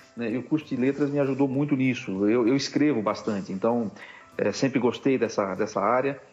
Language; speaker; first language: Portuguese; native; Portuguese